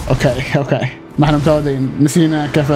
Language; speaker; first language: Arabic; native; Arabic